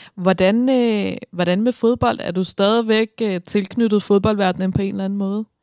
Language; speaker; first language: Danish; native; Danish